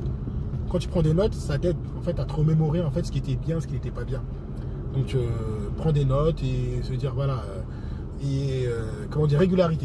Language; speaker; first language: French; native; French